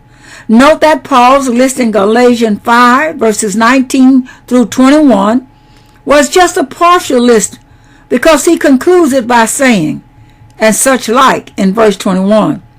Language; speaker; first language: English; native; English